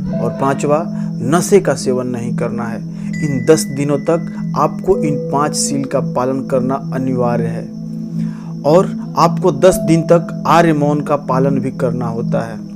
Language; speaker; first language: Hindi; native; Hindi